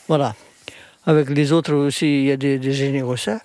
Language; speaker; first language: French; non-native, fluent; Indonesian